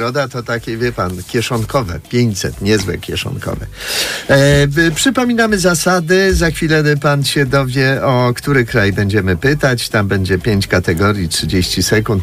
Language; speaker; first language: Polish; native; Polish